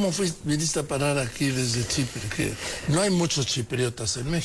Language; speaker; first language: Spanish; native; Spanish